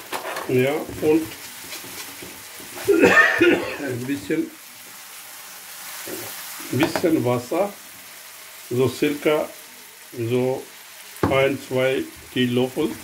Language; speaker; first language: German; non-native, fluent; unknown